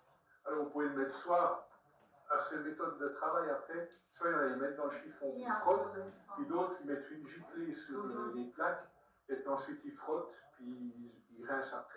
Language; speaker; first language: French; native; French